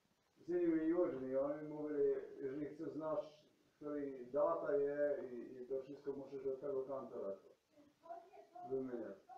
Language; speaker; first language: Polish; non-native, learner; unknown